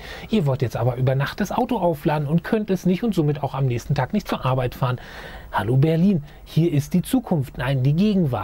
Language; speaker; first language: German; native; German